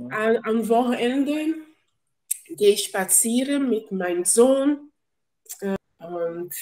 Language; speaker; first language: German; non-native, learner; Portuguese